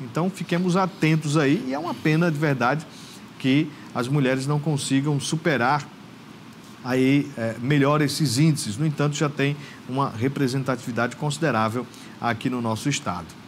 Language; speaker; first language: Portuguese; native; Portuguese